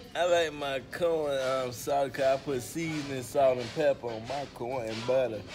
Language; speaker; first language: English; native; English